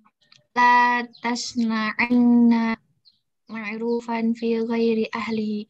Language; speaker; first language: Arabic; non-native, learner; Indonesian